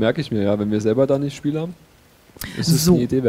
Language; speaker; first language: German; native; German